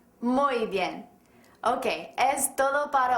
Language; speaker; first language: Spanish; non-native, fluent; English